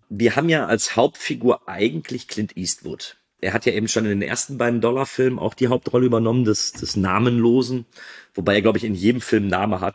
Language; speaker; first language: German; native; German